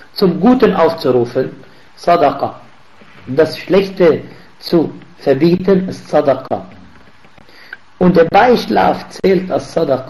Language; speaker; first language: German; non-native, fluent; Arabic